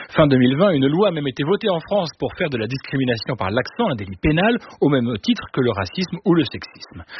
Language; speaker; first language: French; native; French